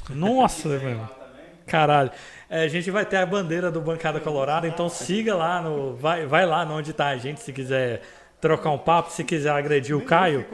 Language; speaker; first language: Portuguese; native; Portuguese